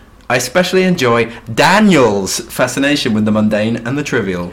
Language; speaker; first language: English; native; English